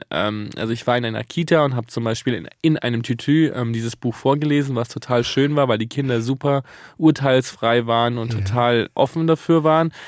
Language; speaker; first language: German; early bilingual, other home language; Italian